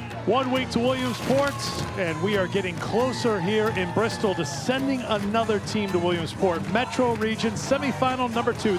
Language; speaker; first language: English; native; English